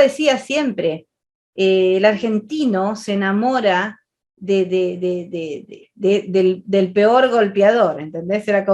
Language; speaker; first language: Spanish; native; Spanish